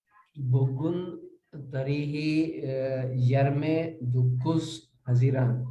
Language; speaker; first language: Turkish; non-native, learner; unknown